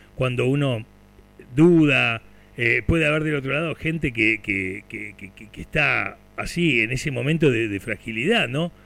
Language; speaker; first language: Spanish; native; Spanish